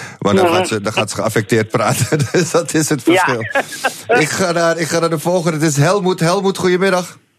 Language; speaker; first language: Dutch; native; Dutch